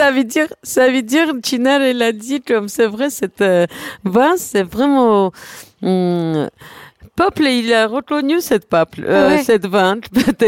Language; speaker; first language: French; non-native, learner; Armenian